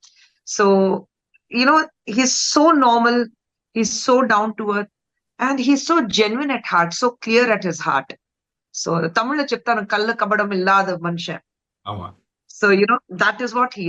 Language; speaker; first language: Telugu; non-native, fluent; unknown